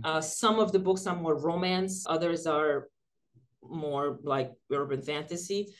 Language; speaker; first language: English; early bilingual, other home language; Ukrainian